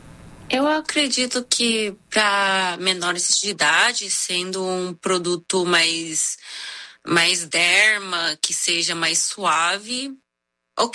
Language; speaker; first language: Portuguese; non-native, fluent; Korean